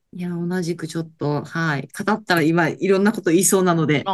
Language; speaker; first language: Japanese; native; Japanese